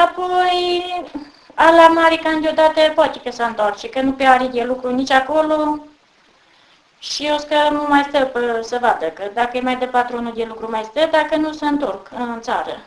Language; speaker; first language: Romanian; native; Romanian